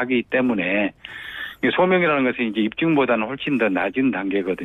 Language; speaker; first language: Korean; native; Korean